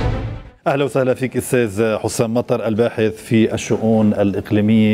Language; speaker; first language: Arabic; native; Arabic